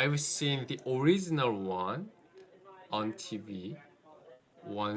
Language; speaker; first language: English; non-native, learner; Korean